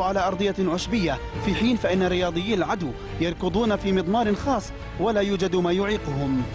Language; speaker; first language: Arabic; native; Arabic